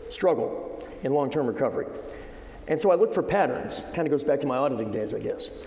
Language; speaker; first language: English; native; English